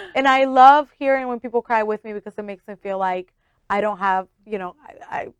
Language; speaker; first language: English; early bilingual, other home language; Spanish